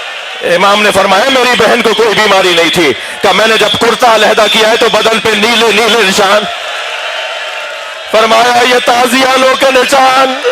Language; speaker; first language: Urdu; native; Urdu